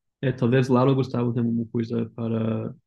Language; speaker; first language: Portuguese; non-native, learner; English